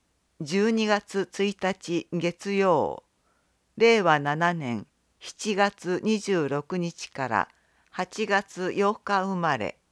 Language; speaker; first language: Japanese; native; Japanese